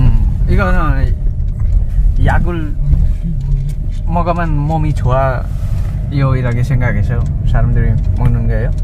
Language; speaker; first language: Korean; non-native, learner; Nepali